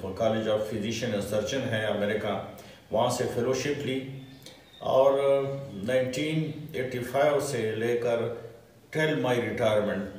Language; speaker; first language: Urdu; non-native, local second language; Pashto